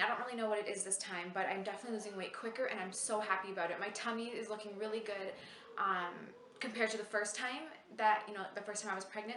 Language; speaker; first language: English; native; English